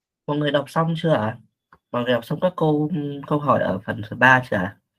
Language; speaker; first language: Vietnamese; native; Vietnamese